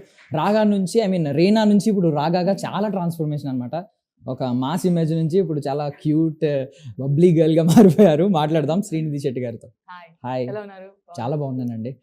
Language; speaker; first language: Telugu; native; Telugu